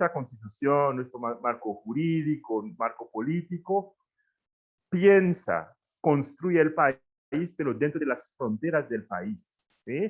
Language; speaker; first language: Spanish; non-native, fluent; Haitian Creole